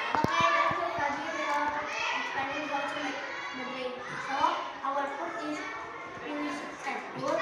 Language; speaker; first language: English; non-native, learner; Indonesian